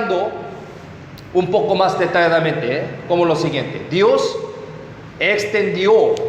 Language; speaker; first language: Spanish; non-native, fluent; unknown